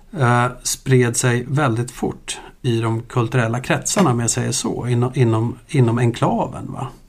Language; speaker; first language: Swedish; early bilingual, other home language; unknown